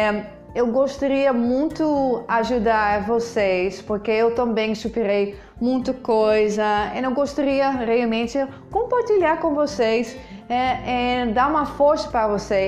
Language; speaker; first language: Portuguese; non-native, fluent; Dutch